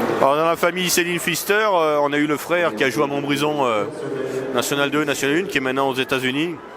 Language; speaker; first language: French; native; French